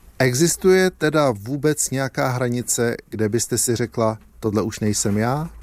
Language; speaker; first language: Czech; native; Czech